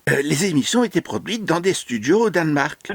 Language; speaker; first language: French; native; French